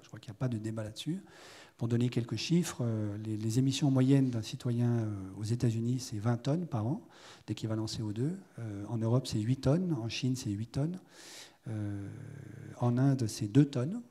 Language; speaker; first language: French; native; French